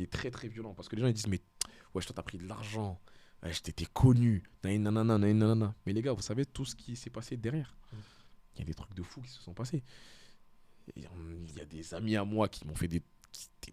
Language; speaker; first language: French; native; French